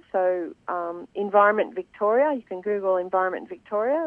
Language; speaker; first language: English; native; English